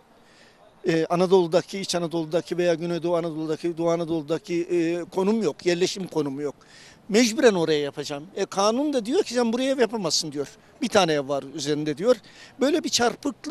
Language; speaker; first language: Turkish; native; Turkish